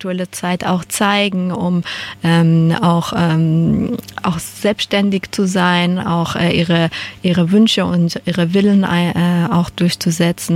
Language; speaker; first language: German; non-native, fluent; Persian